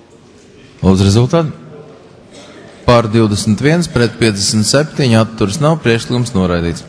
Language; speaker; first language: Latvian; native; Latvian